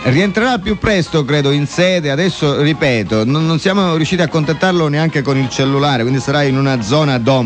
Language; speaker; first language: Italian; native; Italian